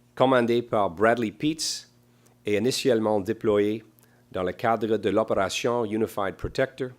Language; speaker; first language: French; non-native, local second language; English